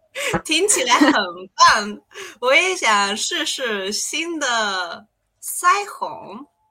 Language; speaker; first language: Chinese; non-native, learner; Spanish